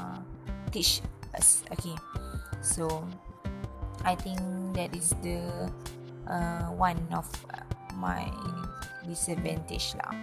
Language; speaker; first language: English; non-native, learner; Malay